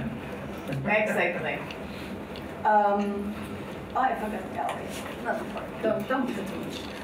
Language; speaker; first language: English; non-native, fluent; German